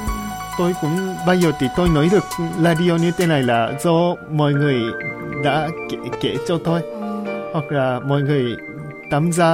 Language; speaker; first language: Vietnamese; non-native, learner; Japanese